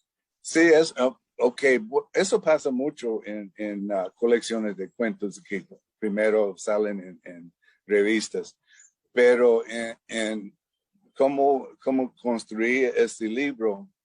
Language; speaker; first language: Spanish; non-native, fluent; English